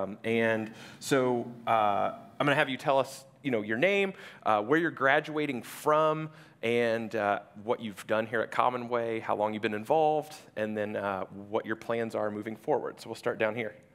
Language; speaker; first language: English; native; English